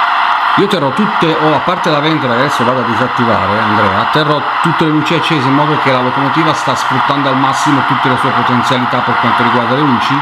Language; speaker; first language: Italian; native; Italian